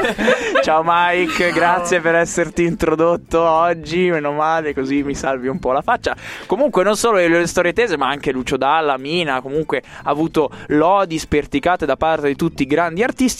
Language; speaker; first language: Italian; native; Italian